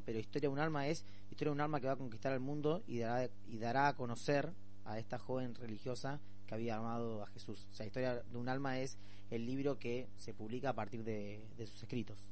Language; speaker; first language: Spanish; native; Spanish